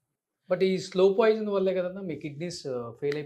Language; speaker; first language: Telugu; native; Telugu